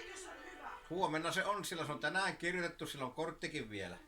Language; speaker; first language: Finnish; native; Finnish